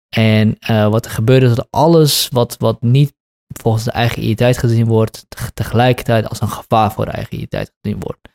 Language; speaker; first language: Dutch; early bilingual, other home language; Kurdish